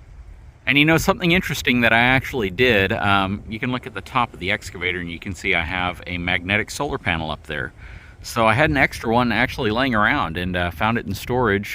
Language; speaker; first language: English; native; English